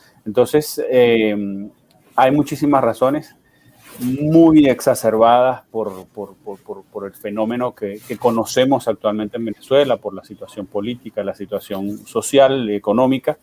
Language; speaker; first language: Spanish; native; Spanish